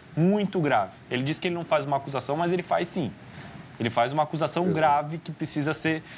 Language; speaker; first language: Portuguese; native; Portuguese